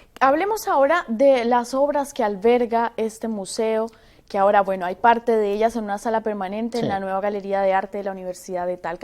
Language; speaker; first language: Spanish; native; Spanish